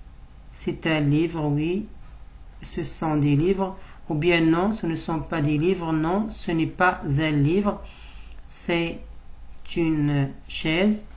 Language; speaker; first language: French; non-native, local second language; Arabic